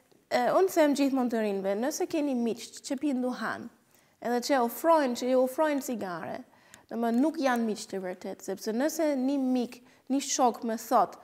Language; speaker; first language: Albanian; non-native, fluent; German